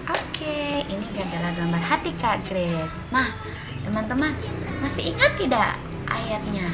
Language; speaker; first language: Indonesian; native; Indonesian